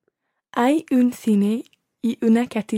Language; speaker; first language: Spanish; non-native, learner; English